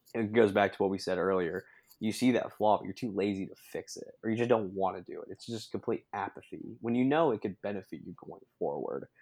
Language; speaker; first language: English; native; English